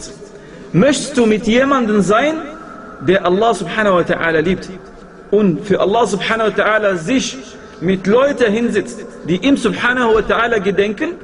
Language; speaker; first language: German; non-native, fluent; Arabic